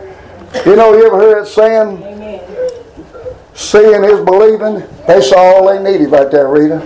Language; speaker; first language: English; native; English